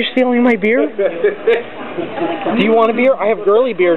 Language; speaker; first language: English; native; English